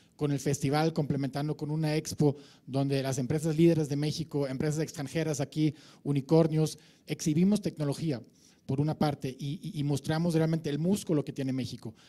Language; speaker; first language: Spanish; non-native, fluent; German